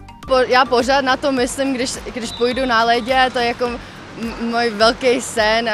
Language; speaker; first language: Czech; non-native, local second language; English